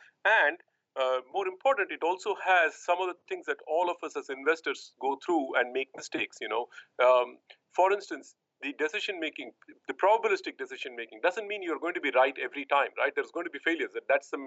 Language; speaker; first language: English; non-native, local second language; Tamil